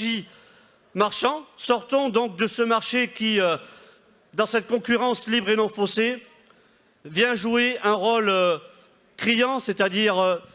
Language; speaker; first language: French; native; French